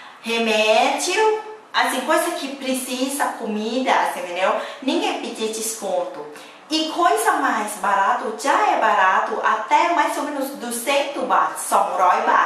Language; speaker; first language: Portuguese; non-native, learner; Thai